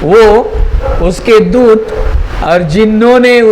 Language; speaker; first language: Hindi; non-native, local second language; Marathi